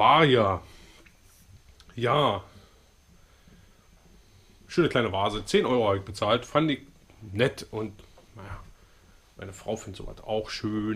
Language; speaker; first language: German; native; German